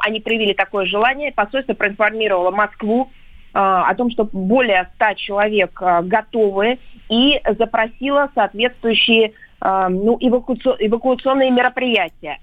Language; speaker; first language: Russian; native; Russian